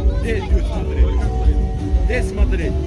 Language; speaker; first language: Russian; non-native, learner; Turkish